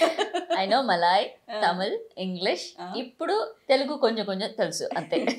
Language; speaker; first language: Telugu; non-native, learner; Malayalam